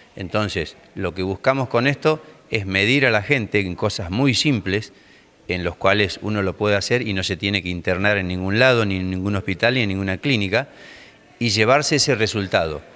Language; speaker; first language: Spanish; native; Spanish